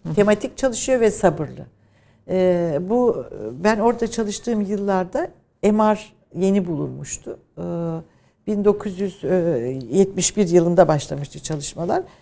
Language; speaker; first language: Turkish; native; Turkish